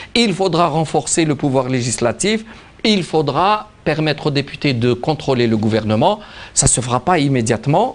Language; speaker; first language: French; non-native, local second language; Arabic